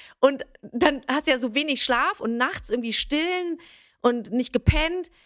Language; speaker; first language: German; early bilingual, other home language; Persian